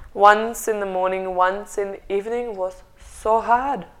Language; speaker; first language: English; non-native, fluent; Russian